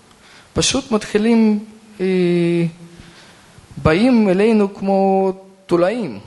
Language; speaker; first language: Hebrew; non-native, fluent; Russian